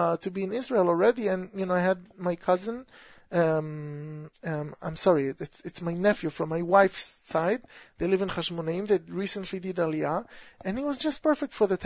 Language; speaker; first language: English; non-native, fluent; Hebrew